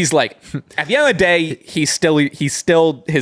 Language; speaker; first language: English; native; English